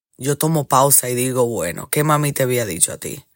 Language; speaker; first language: Spanish; early bilingual, heritage; Spanish